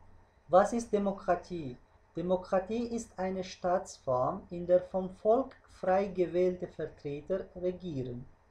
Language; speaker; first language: German; non-native, fluent; Uzbek